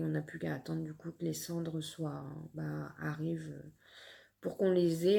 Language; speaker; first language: French; native; French